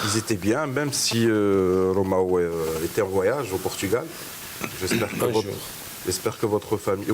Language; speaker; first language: French; non-native, local second language; Arabic